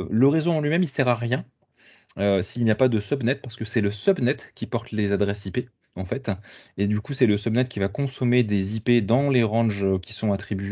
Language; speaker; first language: French; native; French